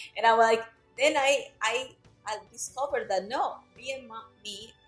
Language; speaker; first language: English; non-native, fluent; Spanish